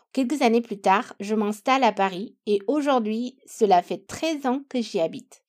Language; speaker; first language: French; non-native, fluent; Romanian